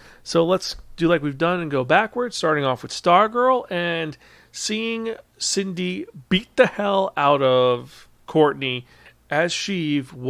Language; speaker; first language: English; native; English